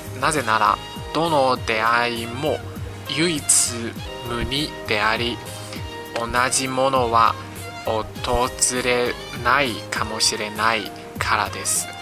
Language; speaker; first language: Japanese; non-native, fluent; Chinese